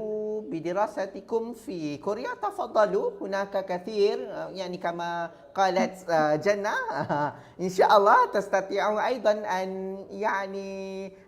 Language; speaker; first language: Arabic; non-native, learner; Malay